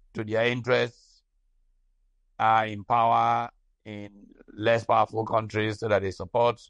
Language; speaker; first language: English; non-native, local second language; Hausa